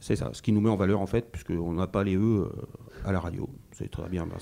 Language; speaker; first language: French; native; French